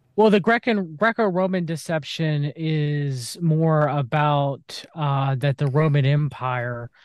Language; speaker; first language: English; native; English